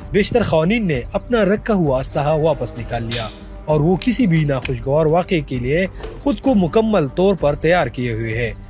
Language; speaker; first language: Urdu; non-native, local second language; Pashto